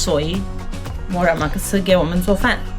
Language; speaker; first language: Chinese; non-native, fluent; English